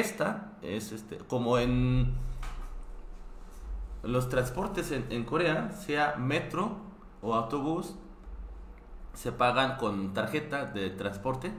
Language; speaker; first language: Spanish; non-native, fluent; Korean